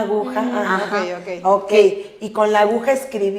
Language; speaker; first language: Spanish; native; Spanish